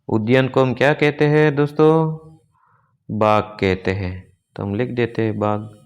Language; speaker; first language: Hindi; non-native, local second language; Gujarati